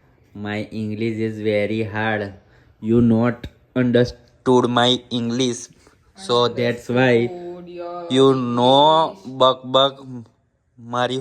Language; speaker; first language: English; non-native, learner; Gujarati